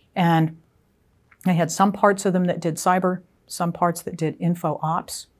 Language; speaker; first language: English; native; English